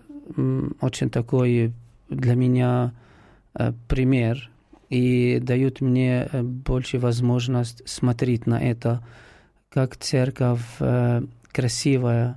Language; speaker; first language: Russian; non-native, fluent; Arabic